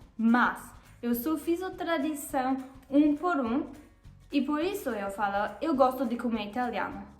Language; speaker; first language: Portuguese; non-native, learner; German